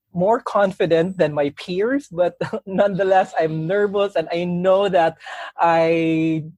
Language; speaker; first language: English; non-native, local second language; Cebuano